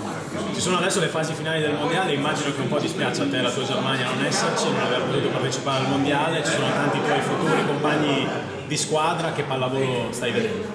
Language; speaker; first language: Italian; native; Italian